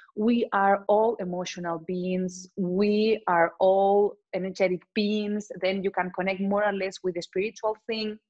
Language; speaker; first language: English; non-native, fluent; Spanish